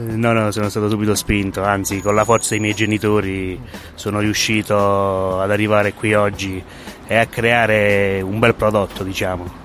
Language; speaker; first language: Italian; native; Italian